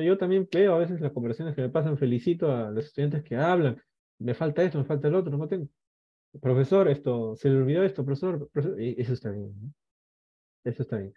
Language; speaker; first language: Spanish; native; Spanish